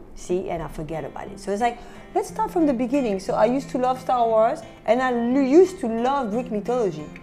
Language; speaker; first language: English; non-native, fluent; French